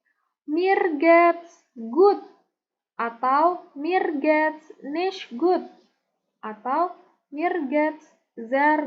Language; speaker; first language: German; non-native, learner; Indonesian